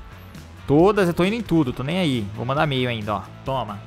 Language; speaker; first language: Portuguese; native; Portuguese